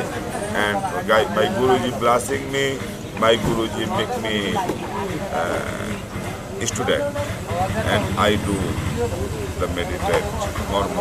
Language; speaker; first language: English; non-native, learner; Hindi